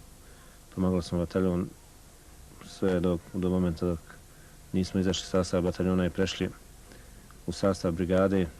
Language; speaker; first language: Bosnian; native; Bosnian